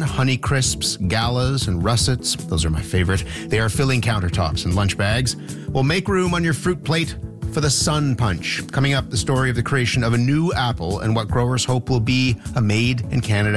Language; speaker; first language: English; native; English